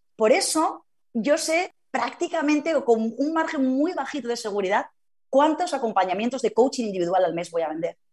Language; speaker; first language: Spanish; native; Spanish